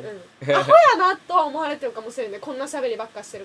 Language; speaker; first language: Japanese; native; Japanese